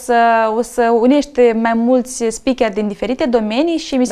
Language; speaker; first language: Romanian; native; Romanian